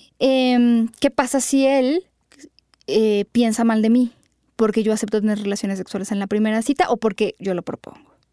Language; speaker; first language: Spanish; native; Spanish